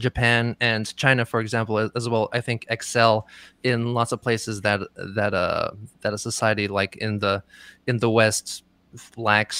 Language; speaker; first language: English; native; English